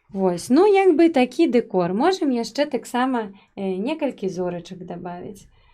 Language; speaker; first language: Belarusian; native; Belarusian